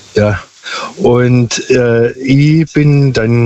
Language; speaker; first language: German; non-native, local second language; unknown